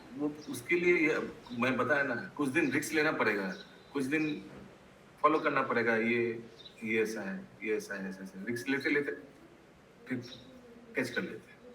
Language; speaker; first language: Hindi; non-native, local second language; Bangla